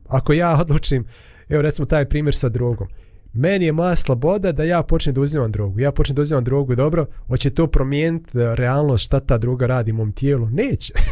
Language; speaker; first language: Bosnian; native; Bosnian